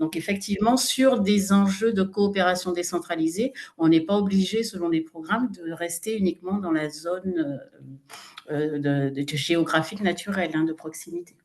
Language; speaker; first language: French; native; French